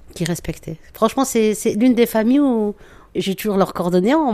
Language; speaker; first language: French; native; French